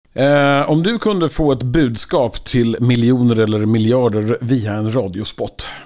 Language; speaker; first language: Swedish; native; Swedish